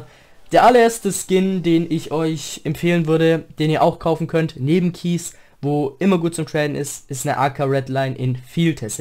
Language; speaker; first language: German; native; German